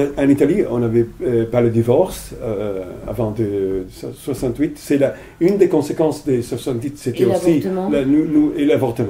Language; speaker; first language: French; non-native, fluent; Italian